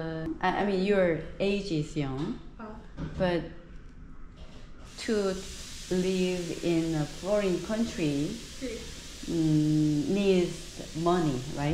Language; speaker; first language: English; non-native, learner; Korean